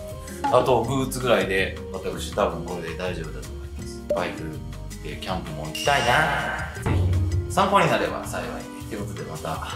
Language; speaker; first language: Japanese; native; Japanese